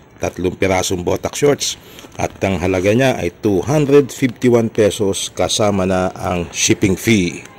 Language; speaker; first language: Filipino; native; Filipino